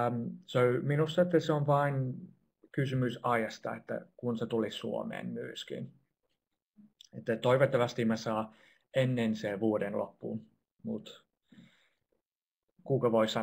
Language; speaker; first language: Finnish; non-native, fluent; English